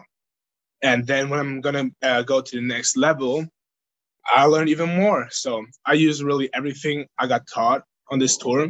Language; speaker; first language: English; non-native, fluent; German